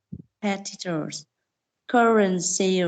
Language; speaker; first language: English; non-native, learner; Vietnamese